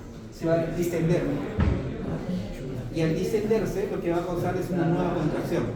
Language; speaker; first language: Spanish; native; Spanish